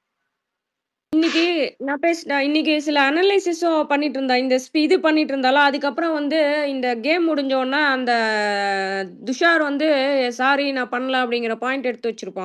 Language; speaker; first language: Tamil; native; Tamil